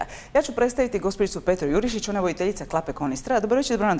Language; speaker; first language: Croatian; native; Croatian